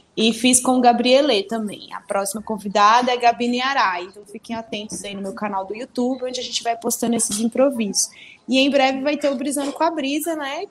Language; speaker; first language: Portuguese; early bilingual, other home language; Spanish